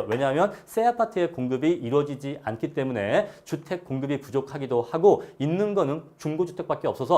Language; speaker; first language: Korean; native; Korean